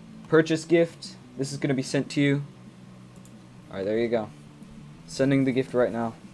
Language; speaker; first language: English; native; English